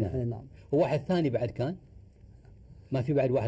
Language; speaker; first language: Arabic; native; Arabic